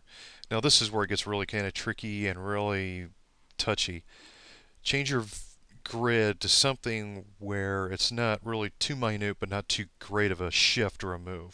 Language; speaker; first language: English; native; English